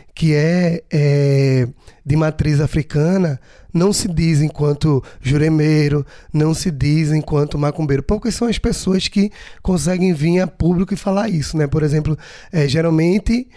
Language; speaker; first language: Portuguese; native; Portuguese